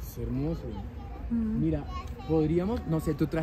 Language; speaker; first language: Spanish; native; Spanish